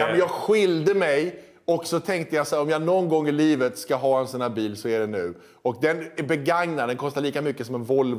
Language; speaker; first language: Swedish; native; Swedish